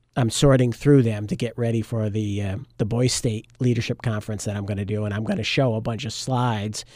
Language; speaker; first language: English; native; English